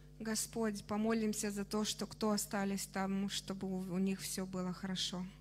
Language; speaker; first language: Russian; non-native, fluent; Romanian